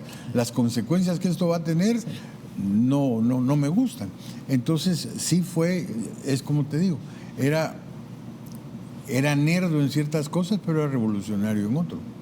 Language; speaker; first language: Spanish; native; Spanish